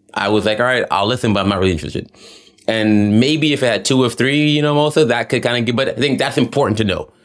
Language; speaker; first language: English; native; English